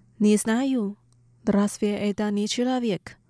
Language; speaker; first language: Russian; non-native, learner; Chinese